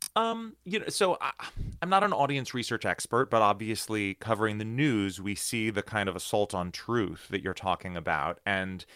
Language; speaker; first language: English; native; English